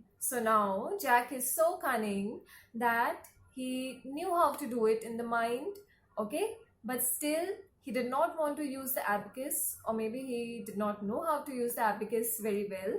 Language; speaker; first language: English; non-native, local second language; Hindi